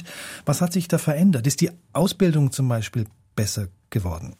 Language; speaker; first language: German; native; German